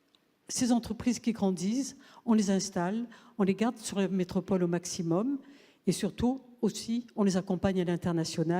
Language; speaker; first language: French; native; French